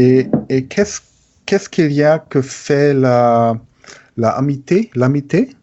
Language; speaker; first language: French; non-native, learner; German